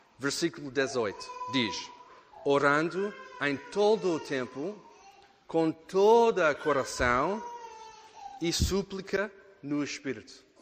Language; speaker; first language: Portuguese; non-native, fluent; English